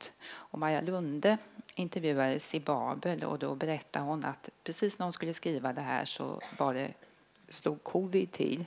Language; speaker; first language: Swedish; native; Swedish